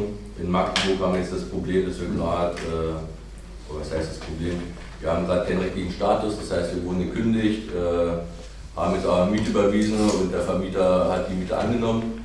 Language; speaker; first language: German; native; German